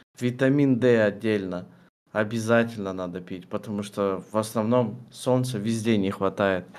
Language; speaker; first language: Russian; native; Russian